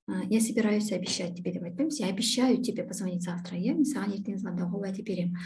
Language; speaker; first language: Russian; non-native, local second language; Kazakh